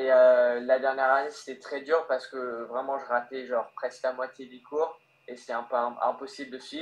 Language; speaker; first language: French; early bilingual, heritage; French